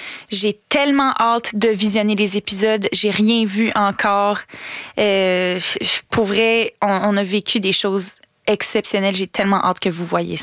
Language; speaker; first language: French; native; French